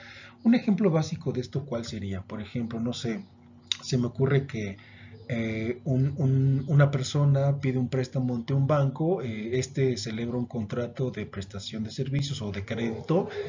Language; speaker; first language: Spanish; native; Spanish